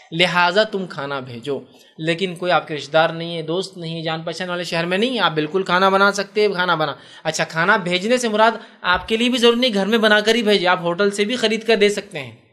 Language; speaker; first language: Urdu; non-native, local second language; Bangla